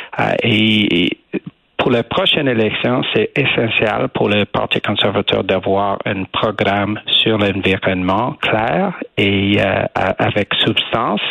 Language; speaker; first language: French; non-native, learner; English